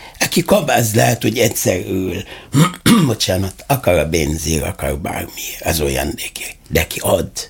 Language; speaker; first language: Hungarian; non-native, fluent; Arabic